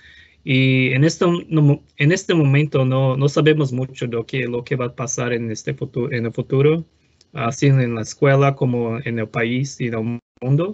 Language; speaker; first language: Spanish; non-native, fluent; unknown